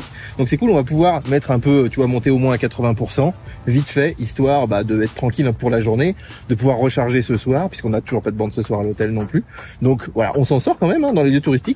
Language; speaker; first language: French; native; French